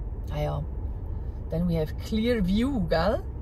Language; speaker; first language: English; non-native, fluent; German